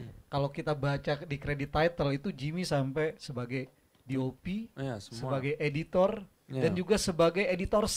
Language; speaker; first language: Indonesian; native; Indonesian